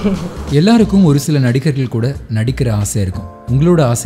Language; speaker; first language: Tamil; native; Tamil